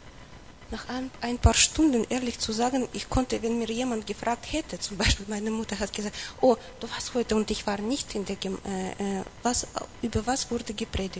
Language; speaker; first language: German; non-native, learner; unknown